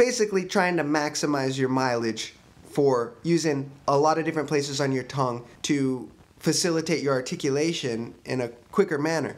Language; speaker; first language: English; native; English